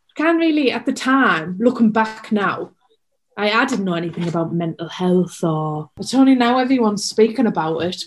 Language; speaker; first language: English; native; English